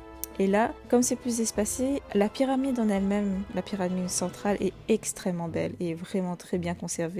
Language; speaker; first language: French; native; French